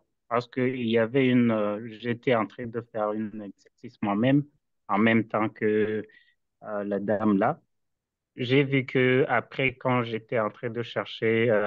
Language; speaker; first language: French; non-native, local second language; Rundi